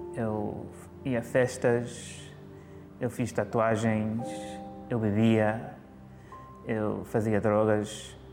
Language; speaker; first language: Portuguese; early bilingual, heritage; English